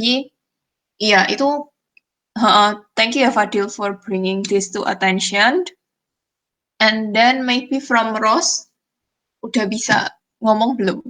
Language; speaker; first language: English; non-native, fluent; Indonesian